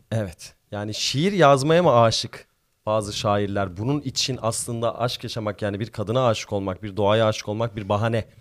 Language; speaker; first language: Turkish; native; Turkish